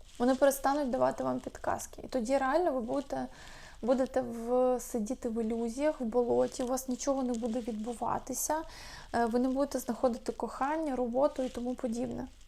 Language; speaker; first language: Ukrainian; non-native, local second language; Russian